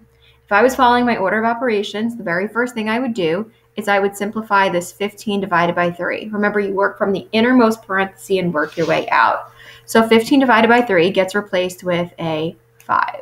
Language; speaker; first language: English; native; English